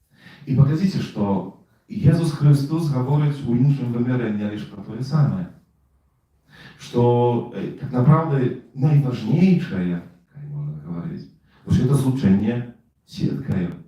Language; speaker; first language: Polish; non-native, learner; Russian